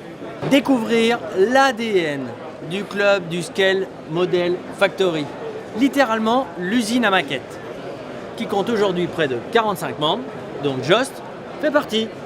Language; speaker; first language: French; native; French